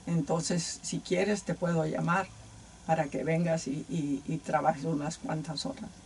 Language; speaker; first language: Spanish; native; Spanish